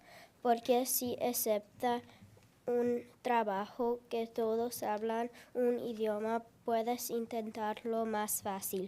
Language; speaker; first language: Spanish; non-native, learner; English